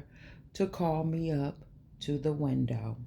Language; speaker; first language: English; native; English